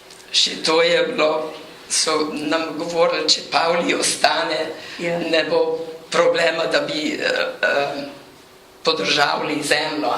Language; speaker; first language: Slovenian; early bilingual, heritage; Slovenian